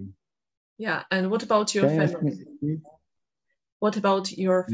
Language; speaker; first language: English; non-native, fluent; Georgian